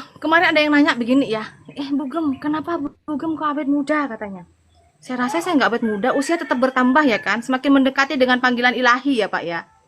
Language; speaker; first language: Indonesian; non-native, local second language; Madurese